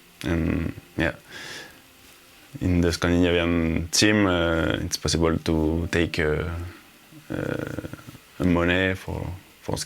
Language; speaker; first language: English; non-native, learner; French